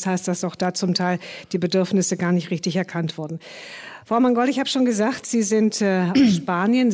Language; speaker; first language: German; native; German